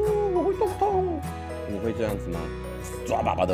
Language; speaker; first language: Chinese; non-native, fluent; Swedish